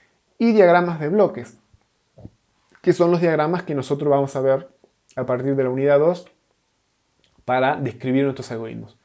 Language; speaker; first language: Spanish; native; Spanish